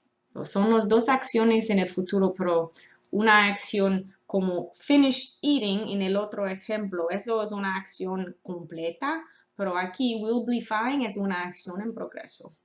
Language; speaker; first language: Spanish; non-native, fluent; English